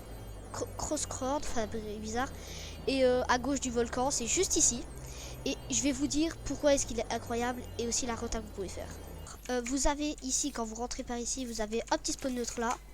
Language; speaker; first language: French; native; French